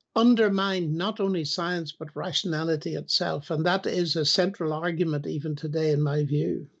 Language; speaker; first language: English; native; English